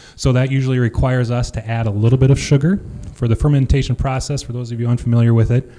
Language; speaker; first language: English; native; English